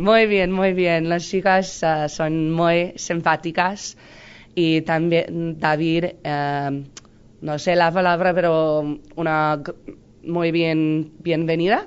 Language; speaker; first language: Spanish; non-native, learner; English